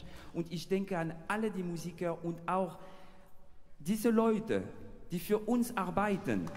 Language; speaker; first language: German; non-native, fluent; French